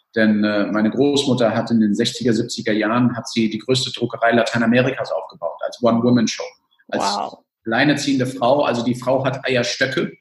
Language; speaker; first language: German; early bilingual, other home language; Spanish